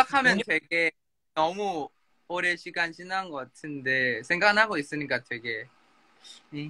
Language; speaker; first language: Korean; non-native, fluent; Thai